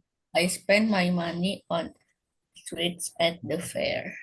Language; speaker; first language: English; non-native, learner; Indonesian